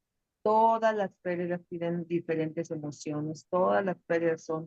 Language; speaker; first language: Spanish; native; Spanish